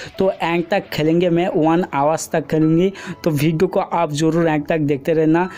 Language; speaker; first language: Hindi; non-native, local second language; Bangla